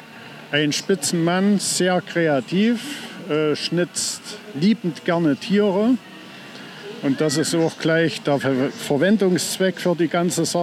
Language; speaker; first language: German; native; German